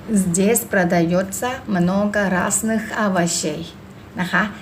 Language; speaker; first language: Russian; non-native, fluent; Thai